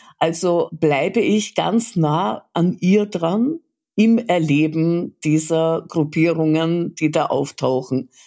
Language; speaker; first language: German; early bilingual, other home language; Russian